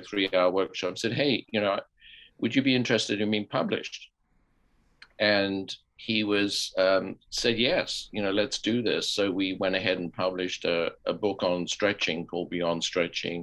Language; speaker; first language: English; native; English